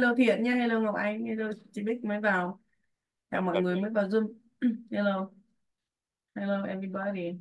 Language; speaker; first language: Vietnamese; native; Vietnamese